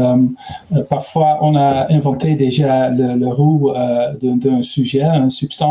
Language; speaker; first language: French; non-native, learner; Dutch